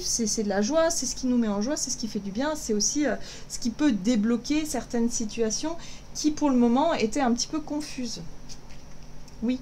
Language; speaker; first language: French; native; French